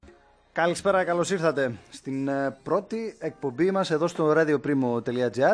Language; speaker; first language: Greek; native; Greek